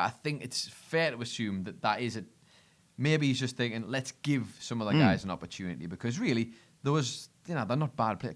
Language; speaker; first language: English; native; English